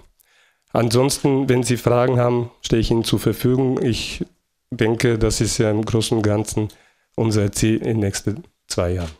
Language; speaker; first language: German; non-native, fluent; Bulgarian